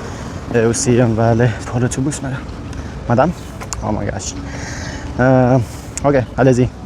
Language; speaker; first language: French; non-native, learner; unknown